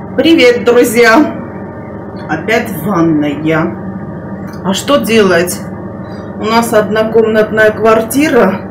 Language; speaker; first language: Russian; non-native, local second language; Armenian